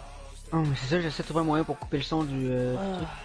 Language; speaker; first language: French; native; French